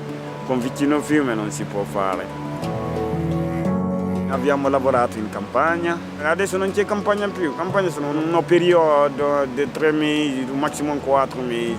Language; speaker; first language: Italian; non-native, learner; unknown